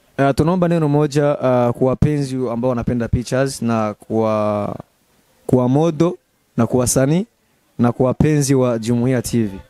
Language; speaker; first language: Swahili; non-native, local second language; Rundi